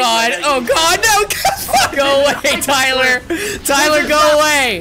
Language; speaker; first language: English; native; English